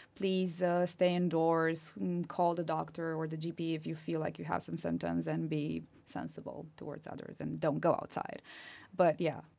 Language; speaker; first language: English; non-native, fluent; Romanian